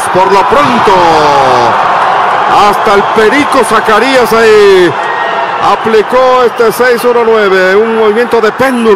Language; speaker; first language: Spanish; native; Spanish